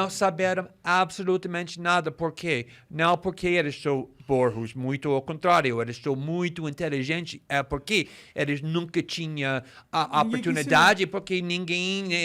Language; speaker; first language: Portuguese; non-native, fluent; English